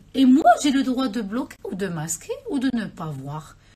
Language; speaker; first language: French; non-native, local second language; Arabic